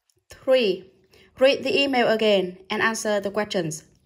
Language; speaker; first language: English; non-native, fluent; Vietnamese